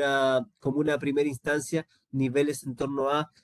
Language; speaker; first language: Spanish; native; Spanish